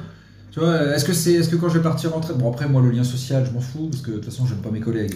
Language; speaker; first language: French; native; French